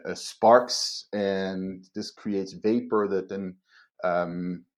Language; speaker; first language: English; non-native, fluent; Danish